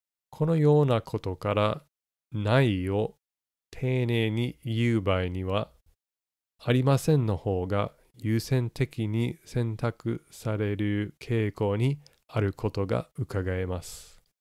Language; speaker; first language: Japanese; non-native, fluent; English